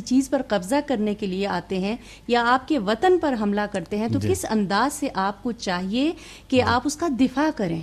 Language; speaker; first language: Urdu; native; Urdu